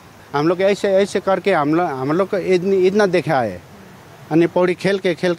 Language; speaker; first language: Hindi; non-native, learner; Nepali